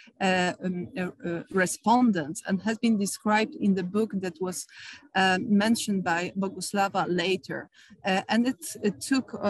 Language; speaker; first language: English; non-native, fluent; Polish